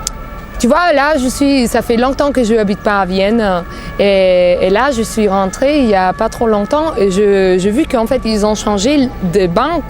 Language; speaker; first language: French; non-native, fluent; Bulgarian